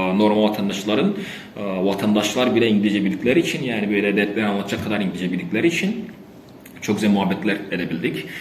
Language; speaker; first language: Turkish; non-native, fluent; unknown